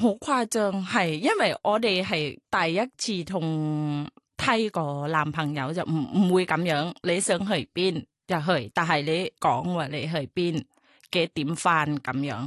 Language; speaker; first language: Cantonese; non-native, learner; Thai